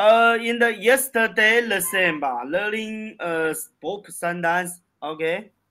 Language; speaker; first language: English; non-native, learner; Chinese